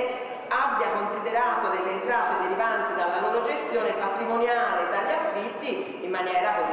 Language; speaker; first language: Italian; native; Italian